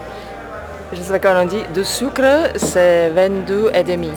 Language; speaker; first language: French; non-native, fluent; Slovak